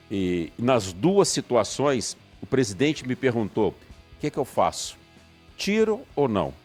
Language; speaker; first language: Portuguese; native; Portuguese